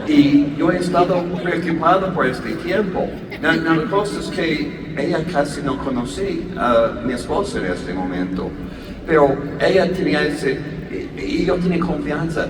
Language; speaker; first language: Spanish; non-native, learner; English